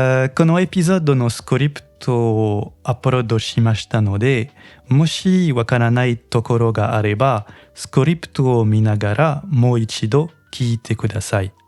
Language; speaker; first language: Japanese; non-native, learner; French